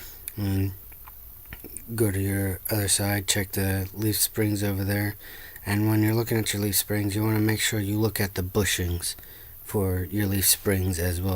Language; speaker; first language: English; native; English